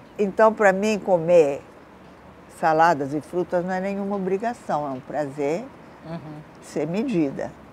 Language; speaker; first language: Portuguese; early bilingual, other home language; Italian